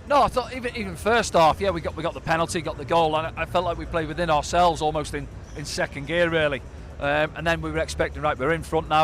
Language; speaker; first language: English; native; English